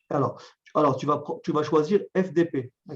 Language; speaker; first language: French; native; French